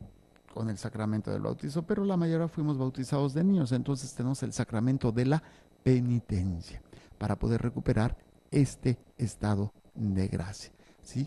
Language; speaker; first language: Spanish; native; Spanish